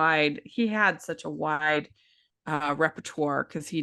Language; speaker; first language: English; native; English